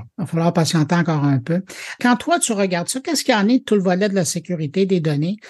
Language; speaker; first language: French; native; French